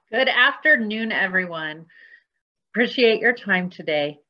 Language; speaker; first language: English; native; English